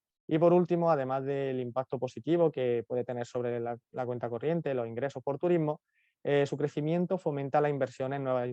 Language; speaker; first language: Spanish; native; Spanish